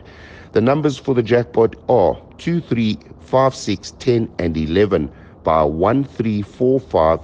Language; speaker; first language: English; native; English